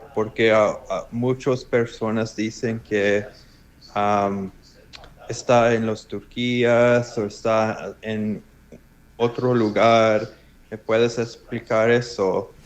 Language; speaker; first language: Spanish; non-native, learner; English